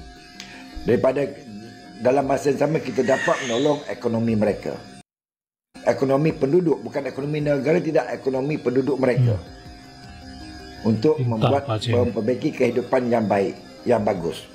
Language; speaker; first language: Malay; native; Malay